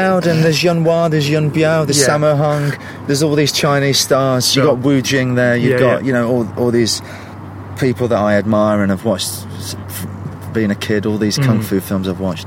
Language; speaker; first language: English; native; English